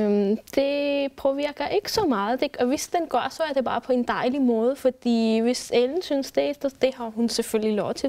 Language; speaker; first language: Danish; non-native, fluent; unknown